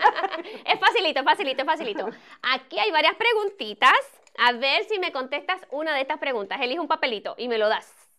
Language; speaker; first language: Spanish; native; Spanish